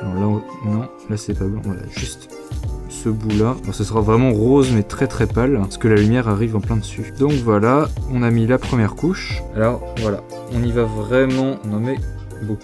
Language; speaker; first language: French; native; French